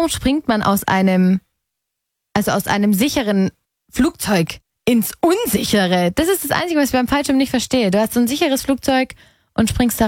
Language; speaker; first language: German; native; German